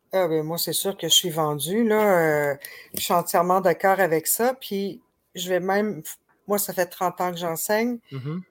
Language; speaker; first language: French; native; French